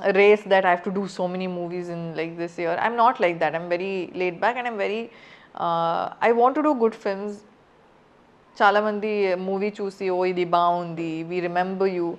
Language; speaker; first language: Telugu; non-native, fluent; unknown